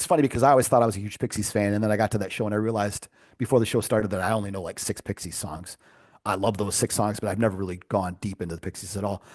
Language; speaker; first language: English; native; English